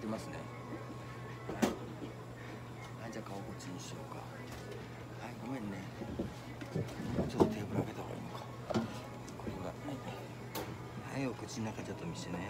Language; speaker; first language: Japanese; native; Japanese